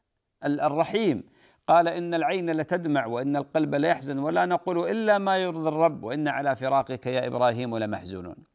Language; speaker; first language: Arabic; native; Arabic